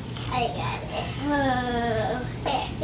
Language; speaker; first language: English; native; English